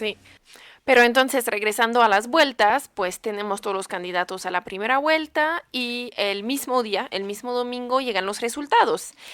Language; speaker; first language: Spanish; non-native, fluent; French